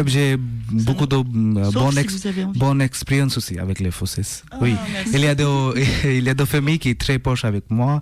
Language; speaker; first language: French; non-native, learner; Bangla